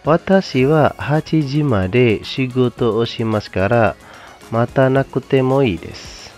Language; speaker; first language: Japanese; non-native, fluent; Indonesian